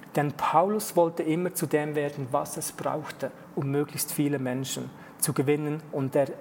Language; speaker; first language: German; native; German